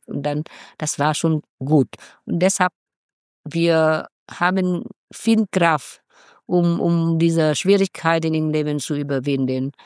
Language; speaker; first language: German; non-native, fluent; Vietnamese